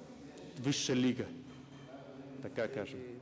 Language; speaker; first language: Bulgarian; non-native, learner; Russian